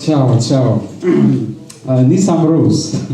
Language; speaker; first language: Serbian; non-native, fluent; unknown